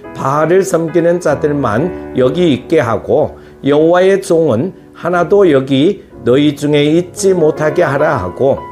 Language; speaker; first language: Korean; native; Korean